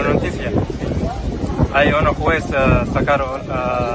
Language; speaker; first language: Spanish; non-native, learner; Arabic